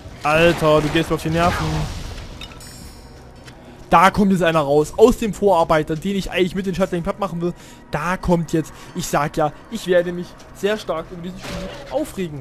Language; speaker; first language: German; native; German